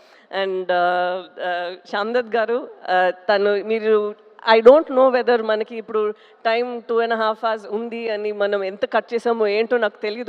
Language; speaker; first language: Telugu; non-native, fluent; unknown